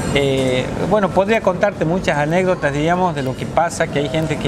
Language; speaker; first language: Spanish; native; Spanish